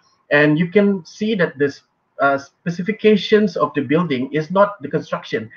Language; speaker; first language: English; non-native, local second language; Malay